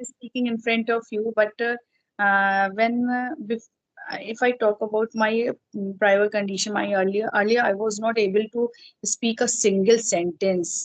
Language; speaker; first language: English; non-native, fluent; Hindi